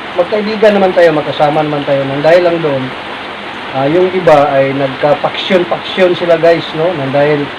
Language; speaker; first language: Filipino; non-native, local second language; Cebuano